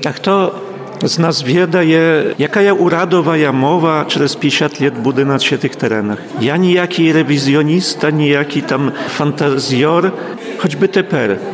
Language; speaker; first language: Polish; non-native, local second language; Ukrainian